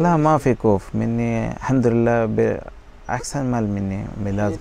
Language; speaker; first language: Arabic; non-native, learner; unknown